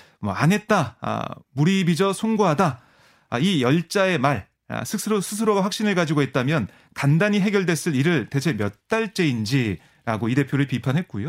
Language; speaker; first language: Korean; native; Korean